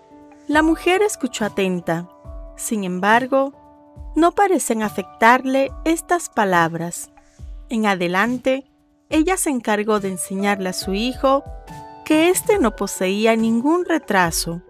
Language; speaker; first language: Spanish; native; Spanish